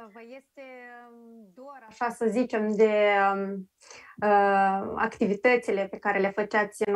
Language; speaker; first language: Romanian; native; Romanian